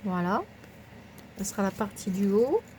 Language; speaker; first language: French; native; French